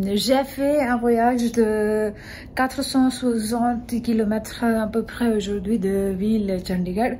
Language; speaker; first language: French; non-native, learner; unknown